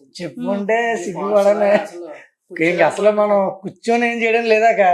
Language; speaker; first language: Telugu; native; Telugu